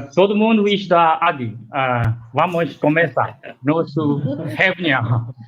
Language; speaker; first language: Portuguese; non-native, learner; Chinese